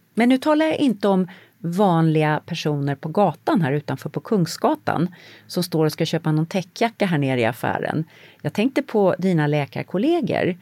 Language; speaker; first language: Swedish; native; Swedish